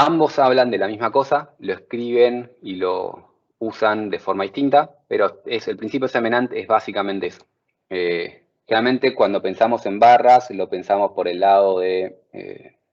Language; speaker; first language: Spanish; native; Spanish